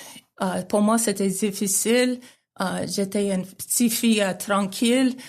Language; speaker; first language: French; non-native, local second language; English